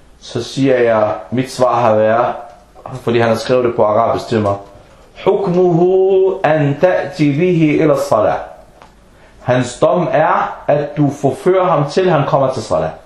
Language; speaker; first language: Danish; non-native, fluent; Arabic